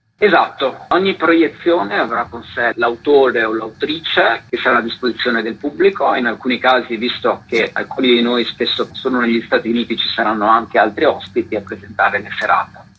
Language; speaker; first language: Italian; native; Italian